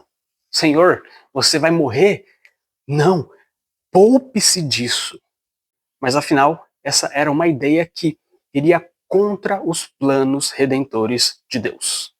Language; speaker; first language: Portuguese; native; Portuguese